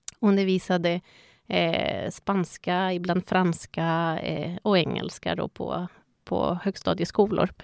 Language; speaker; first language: Swedish; non-native, fluent; Spanish